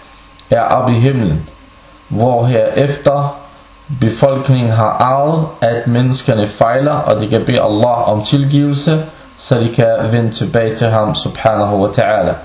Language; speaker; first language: Danish; non-native, local second language; Arabic